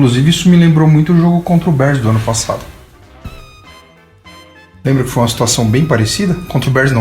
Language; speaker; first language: Portuguese; native; Portuguese